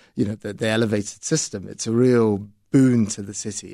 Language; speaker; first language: English; native; English